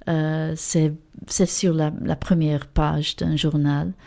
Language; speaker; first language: French; non-native, learner; English